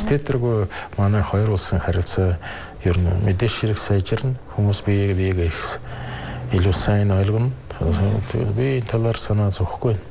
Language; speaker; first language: Mongolian; non-native, fluent; Russian